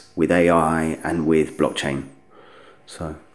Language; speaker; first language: English; native; English